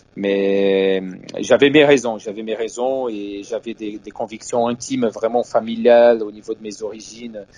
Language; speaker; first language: French; non-native, fluent; Portuguese